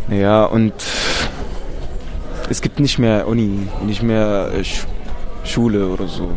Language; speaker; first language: German; non-native, learner; Arabic